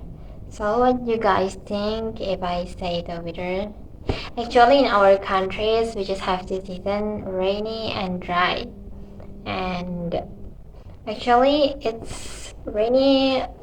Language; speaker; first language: English; non-native, learner; Indonesian